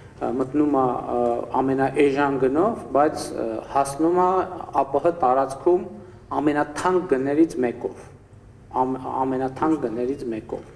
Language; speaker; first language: Armenian; native; Armenian